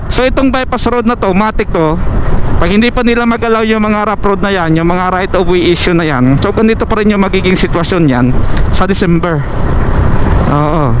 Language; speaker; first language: Filipino; native; Filipino